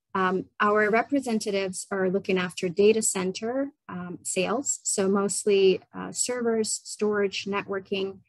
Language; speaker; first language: English; non-native, fluent; Ukrainian